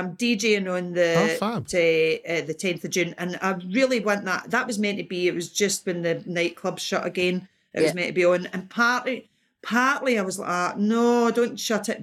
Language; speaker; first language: English; native; English